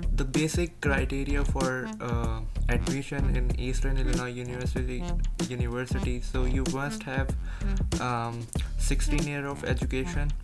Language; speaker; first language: English; non-native, local second language; Urdu